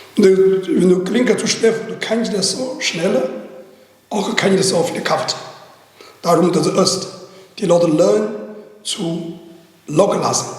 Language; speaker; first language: German; non-native, learner; Chinese